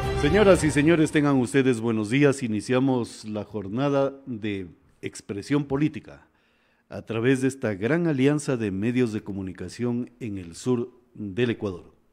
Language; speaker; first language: Spanish; native; Spanish